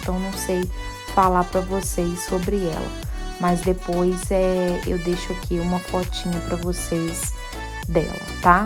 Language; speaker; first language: Portuguese; native; Portuguese